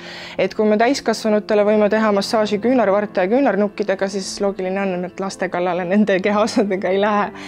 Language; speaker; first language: Estonian; native; Estonian